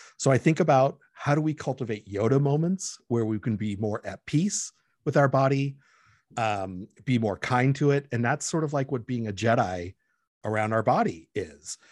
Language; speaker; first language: English; early bilingual, other home language; Spanish